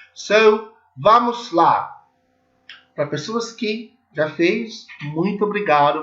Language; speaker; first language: Portuguese; non-native, learner; English